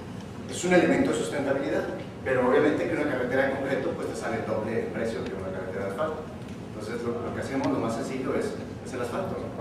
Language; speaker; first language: Spanish; native; Spanish